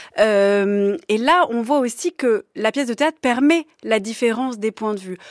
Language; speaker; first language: French; native; French